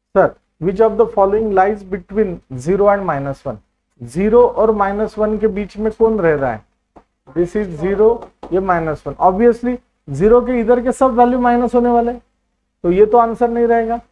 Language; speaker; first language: Hindi; non-native, local second language; Marathi